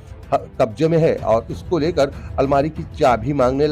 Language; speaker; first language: Hindi; native; Hindi